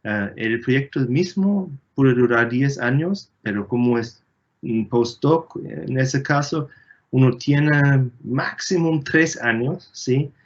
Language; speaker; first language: Spanish; non-native, fluent; German